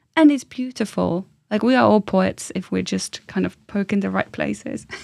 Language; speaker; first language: English; non-native, fluent; Finnish